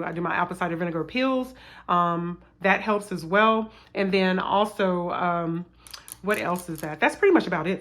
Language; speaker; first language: English; native; English